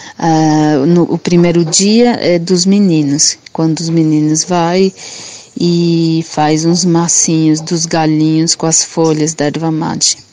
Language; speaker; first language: Portuguese; non-native, local second language; Guarani